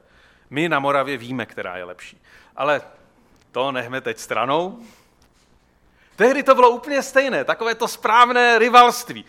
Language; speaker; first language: Czech; native; Czech